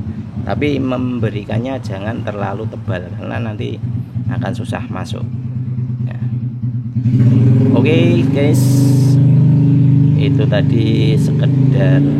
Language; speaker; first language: Indonesian; native; Indonesian